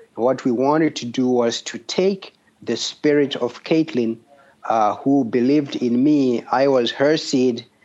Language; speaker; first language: English; non-native, local second language; Shona